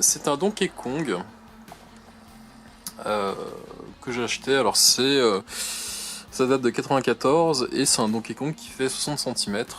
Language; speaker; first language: French; native; French